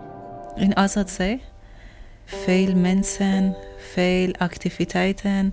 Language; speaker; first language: Dutch; non-native, learner; Persian